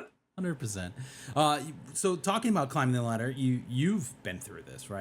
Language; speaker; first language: English; native; English